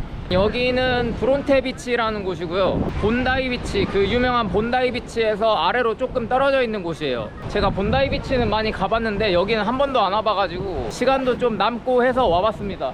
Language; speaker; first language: Korean; native; Korean